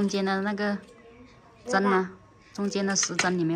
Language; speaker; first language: Chinese; native; Chinese